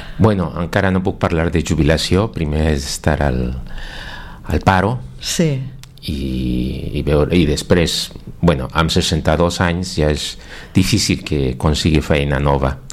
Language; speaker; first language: Catalan; non-native, fluent; Spanish